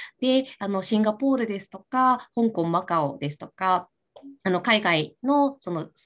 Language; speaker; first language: Japanese; native; Japanese